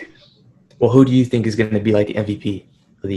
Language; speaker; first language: English; native; English